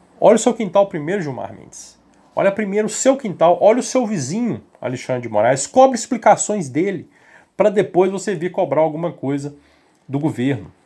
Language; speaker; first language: Portuguese; native; Portuguese